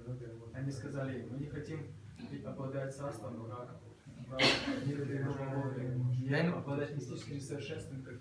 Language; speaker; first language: Russian; native; Russian